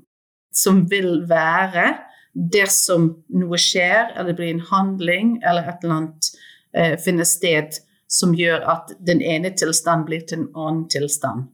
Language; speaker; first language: Norwegian; non-native, fluent; English